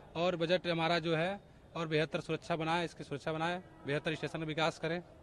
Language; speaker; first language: Hindi; native; Hindi